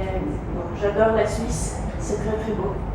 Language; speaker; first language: French; non-native, fluent; Russian